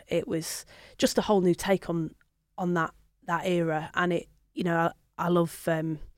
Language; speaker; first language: English; native; English